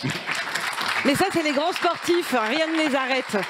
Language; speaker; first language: French; native; French